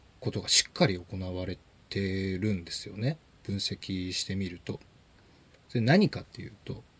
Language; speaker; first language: Japanese; native; Japanese